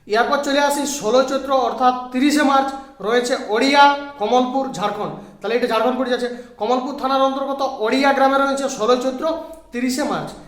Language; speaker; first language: Bangla; native; Bangla